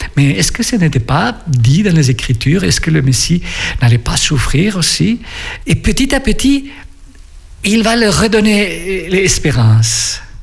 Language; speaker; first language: French; non-native, fluent; Spanish